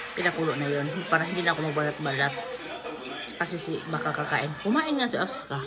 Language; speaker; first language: Filipino; non-native, local second language; Cebuano